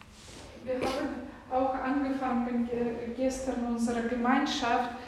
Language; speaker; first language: German; non-native, learner; Russian